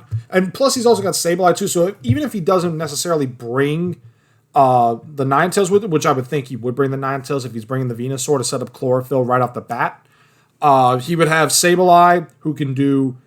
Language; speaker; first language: English; native; English